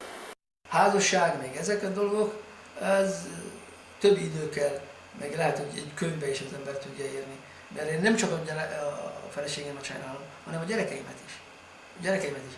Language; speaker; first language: Hungarian; non-native, fluent; Arabic